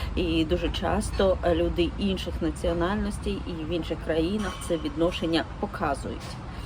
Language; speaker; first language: Ukrainian; non-native, local second language; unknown